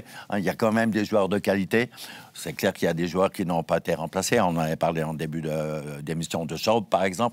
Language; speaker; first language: French; native; French